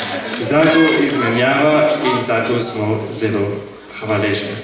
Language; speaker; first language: Slovenian; non-native, learner; French